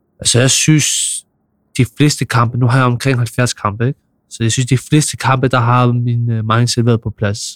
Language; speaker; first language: Danish; early bilingual, other home language; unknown